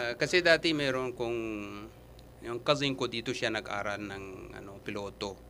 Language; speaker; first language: Filipino; non-native, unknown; Arabic